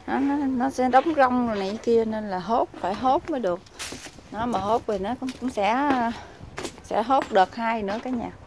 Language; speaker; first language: Vietnamese; native; Vietnamese